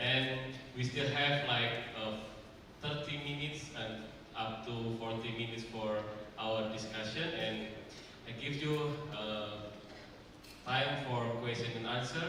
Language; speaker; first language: English; non-native, fluent; Indonesian